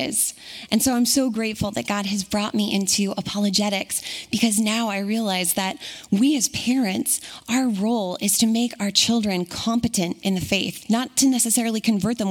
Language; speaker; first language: English; native; English